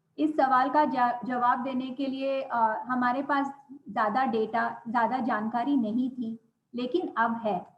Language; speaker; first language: Hindi; non-native, local second language; Gujarati